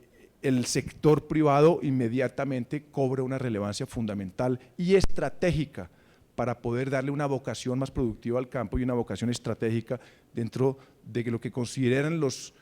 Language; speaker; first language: Spanish; native; Spanish